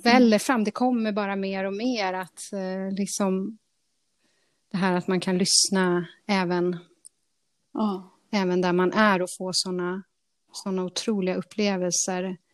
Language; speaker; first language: Swedish; native; Swedish